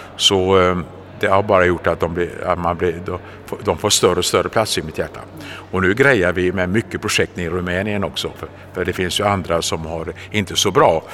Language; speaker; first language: Swedish; native; Swedish